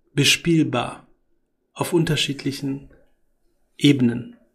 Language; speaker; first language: German; early bilingual, other home language; Arabic